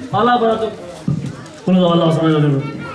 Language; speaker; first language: Swedish; non-native, learner; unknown